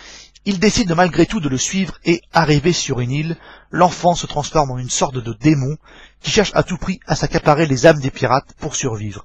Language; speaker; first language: French; native; French